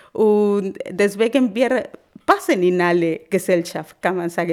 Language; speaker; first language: German; non-native, learner; Spanish